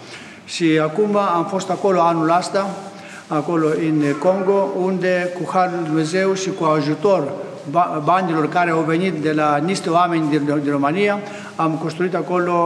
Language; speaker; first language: Romanian; non-native, fluent; Greek